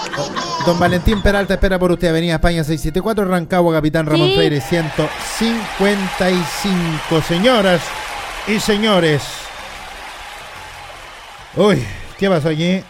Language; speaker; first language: Spanish; native; Spanish